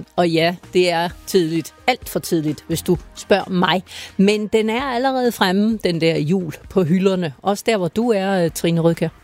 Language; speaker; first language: Danish; native; Danish